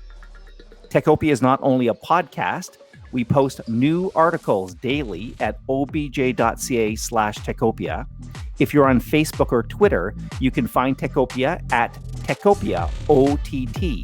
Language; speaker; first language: English; native; English